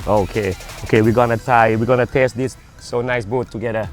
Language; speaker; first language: English; non-native, learner; Thai